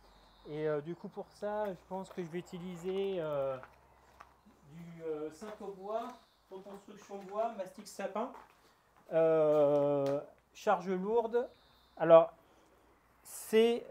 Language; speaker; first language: French; native; French